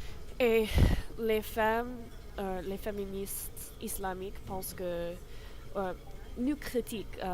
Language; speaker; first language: French; non-native, learner; English